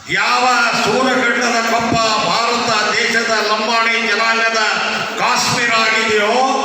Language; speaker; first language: Kannada; non-native, local second language; Lambadi